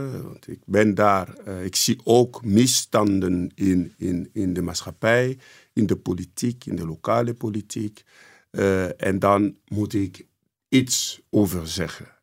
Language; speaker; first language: Dutch; non-native, fluent; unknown